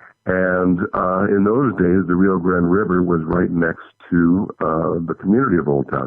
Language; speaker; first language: English; native; English